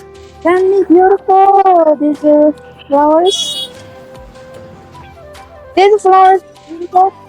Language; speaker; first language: English; non-native, learner; Chinese